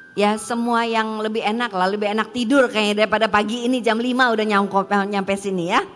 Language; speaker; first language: Indonesian; early bilingual, heritage; Indonesian